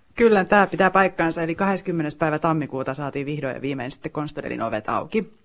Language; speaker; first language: Finnish; non-native, local second language; Swedish